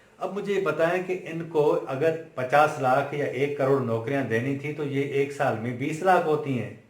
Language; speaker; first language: Urdu; non-native, local second language; Sindhi